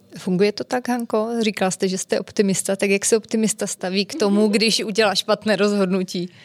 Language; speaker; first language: Czech; native; Czech